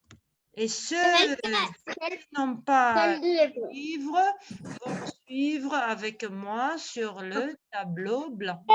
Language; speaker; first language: French; non-native, local second language; Arabic